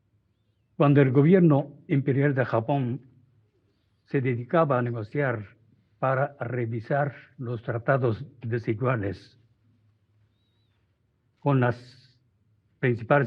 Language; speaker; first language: Spanish; non-native, fluent; Japanese